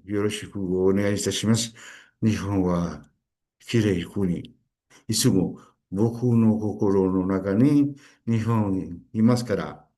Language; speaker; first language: Japanese; non-native, learner; Spanish